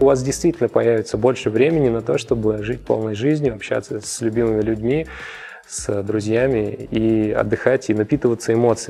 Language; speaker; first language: Russian; native; Russian